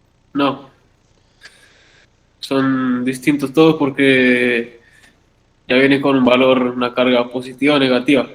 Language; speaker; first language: Spanish; native; Spanish